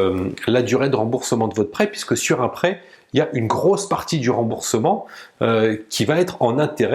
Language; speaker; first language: French; native; French